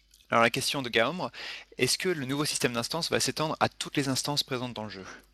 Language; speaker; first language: French; native; French